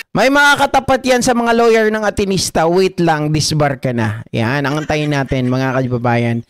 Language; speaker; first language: Filipino; native; Filipino